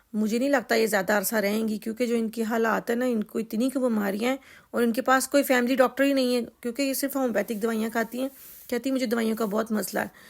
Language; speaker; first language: Urdu; native; Urdu